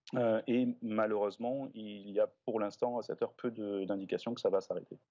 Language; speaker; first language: French; native; French